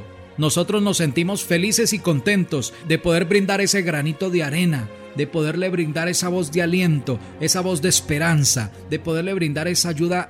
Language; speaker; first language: Spanish; native; Spanish